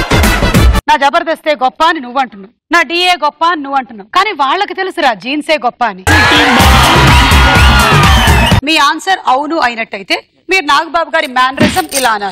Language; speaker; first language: Telugu; native; Telugu